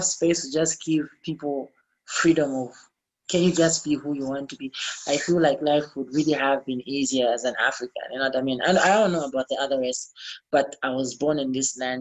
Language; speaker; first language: English; non-native, local second language; Bemba